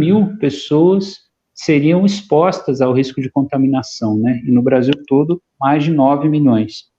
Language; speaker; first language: Portuguese; native; Portuguese